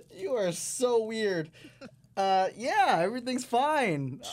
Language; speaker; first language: English; non-native, fluent; Spanish